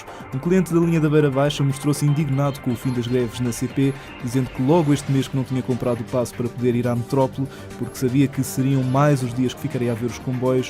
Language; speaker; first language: Portuguese; native; Portuguese